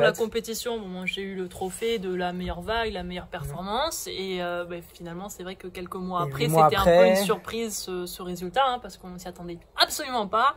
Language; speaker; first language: French; native; French